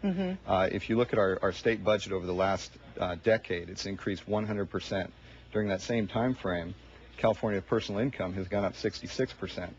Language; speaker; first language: English; native; English